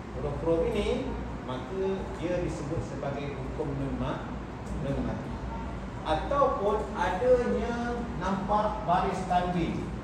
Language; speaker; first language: Malay; native; Malay